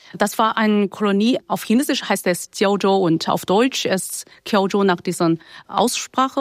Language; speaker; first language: German; non-native, fluent; Chinese